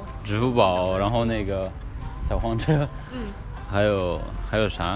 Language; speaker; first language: Chinese; non-native, learner; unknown